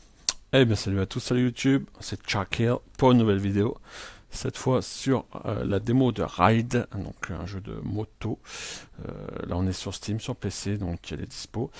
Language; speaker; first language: French; native; French